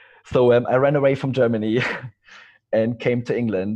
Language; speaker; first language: English; non-native, fluent; German